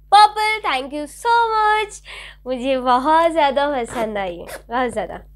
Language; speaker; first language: Hindi; non-native, local second language; Bangla